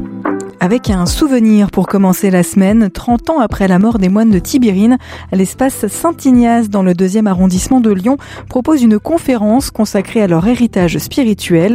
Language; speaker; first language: French; native; French